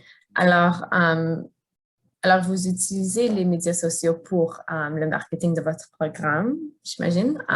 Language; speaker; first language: French; non-native, fluent; English